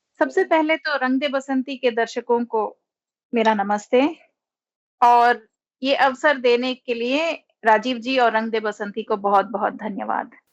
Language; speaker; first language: Hindi; non-native, local second language; Telugu